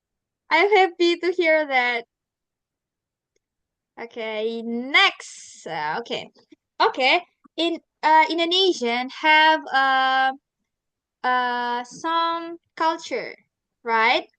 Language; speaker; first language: English; non-native, learner; Indonesian